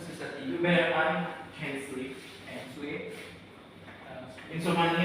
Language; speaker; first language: English; non-native, learner; Indonesian